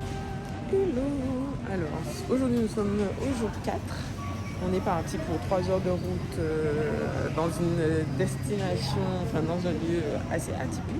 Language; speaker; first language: French; native; French